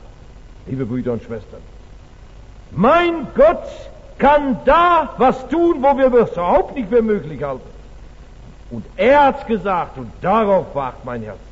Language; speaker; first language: German; native; German